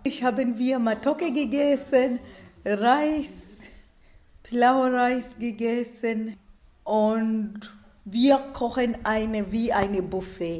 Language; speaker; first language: German; non-native, learner; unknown